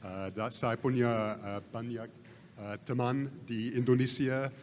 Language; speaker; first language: Indonesian; non-native, fluent; English